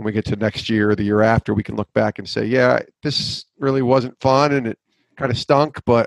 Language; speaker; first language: English; native; English